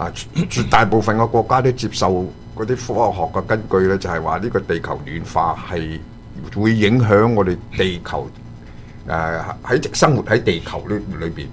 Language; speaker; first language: Chinese; native; Chinese